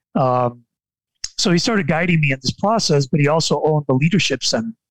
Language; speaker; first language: English; non-native, fluent; Spanish